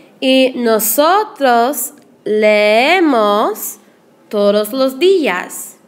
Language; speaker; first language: Spanish; non-native, fluent; English